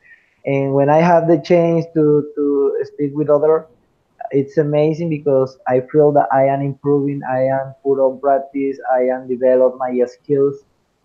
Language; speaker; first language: English; non-native, fluent; Spanish